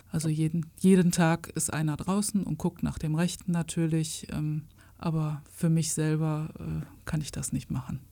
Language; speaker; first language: German; native; German